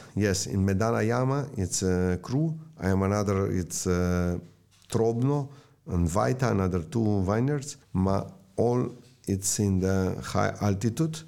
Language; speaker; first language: English; non-native, learner; Slovenian